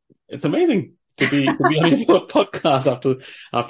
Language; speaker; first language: English; non-native, local second language; Hindi